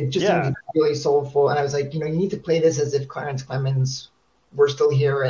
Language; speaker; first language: English; native; English